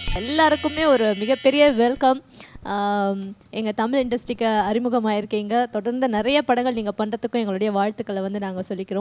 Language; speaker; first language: Tamil; native; Tamil